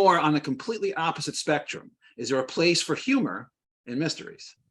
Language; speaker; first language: English; native; English